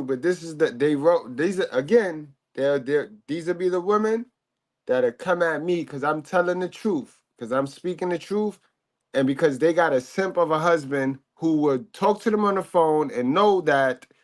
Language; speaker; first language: English; native; English